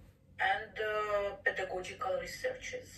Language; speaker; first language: English; non-native, fluent; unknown